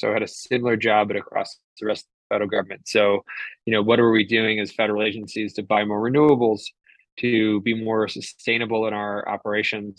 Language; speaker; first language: English; native; English